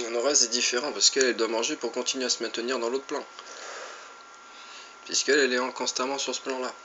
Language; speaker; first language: French; native; French